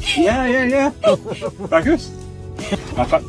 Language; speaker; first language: Indonesian; non-native, learner; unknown